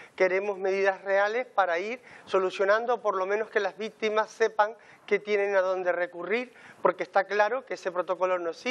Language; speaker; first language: Spanish; native; Spanish